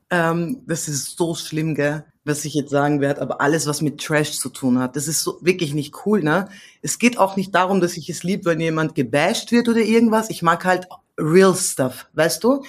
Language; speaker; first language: German; early bilingual, other home language; Central Kurdish